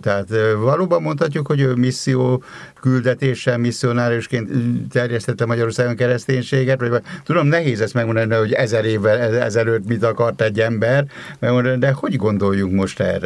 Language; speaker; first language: Hungarian; native; Hungarian